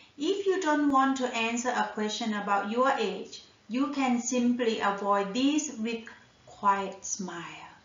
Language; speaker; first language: English; non-native, fluent; Thai